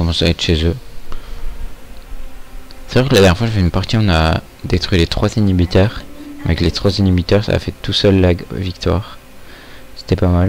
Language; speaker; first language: French; native; French